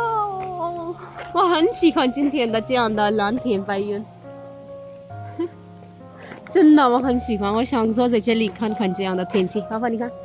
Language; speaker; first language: Chinese; non-native, fluent; Urdu